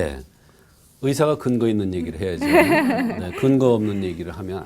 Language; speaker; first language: Korean; native; Korean